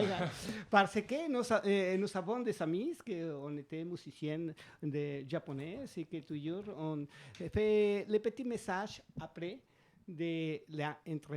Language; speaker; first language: French; non-native, learner; Spanish